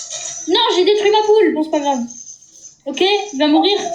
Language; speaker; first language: French; native; French